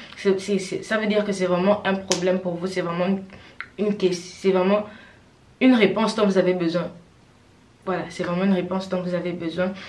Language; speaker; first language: French; non-native, local second language; Fang